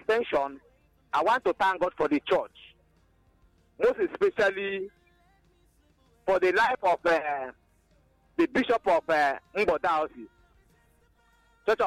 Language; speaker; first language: English; non-native, local second language; Igbo